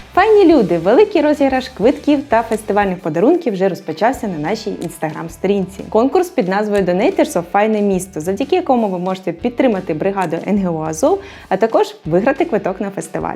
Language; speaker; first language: Ukrainian; native; Ukrainian